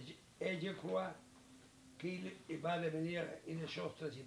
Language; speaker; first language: French; non-native, learner; Spanish